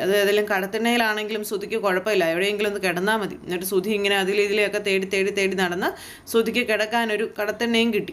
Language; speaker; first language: Malayalam; native; Malayalam